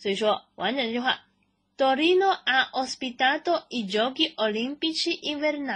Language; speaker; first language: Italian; non-native, fluent; Chinese